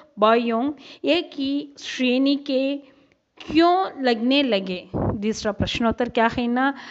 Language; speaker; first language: Hindi; non-native, local second language; Tamil